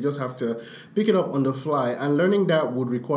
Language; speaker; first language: English; non-native, local second language; Yoruba